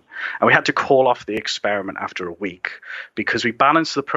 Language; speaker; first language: English; native; English